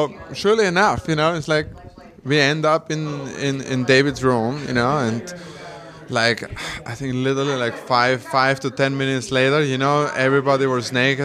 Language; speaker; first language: English; non-native, fluent; German